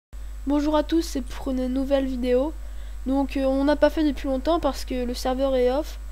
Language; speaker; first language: French; native; French